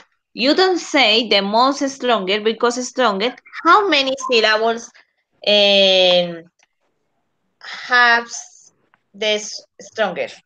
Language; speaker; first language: English; non-native, learner; Spanish